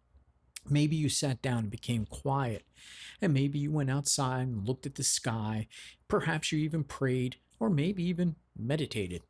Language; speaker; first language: English; native; English